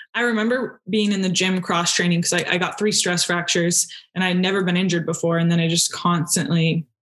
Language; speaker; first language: English; native; English